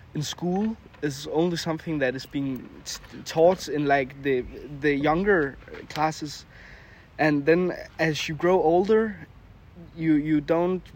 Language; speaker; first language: English; non-native, fluent; Danish